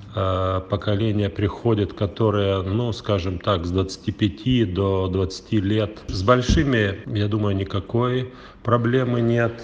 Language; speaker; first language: Russian; non-native, local second language; Lithuanian